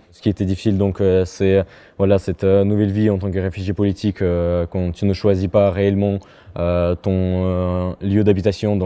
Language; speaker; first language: French; non-native, fluent; Russian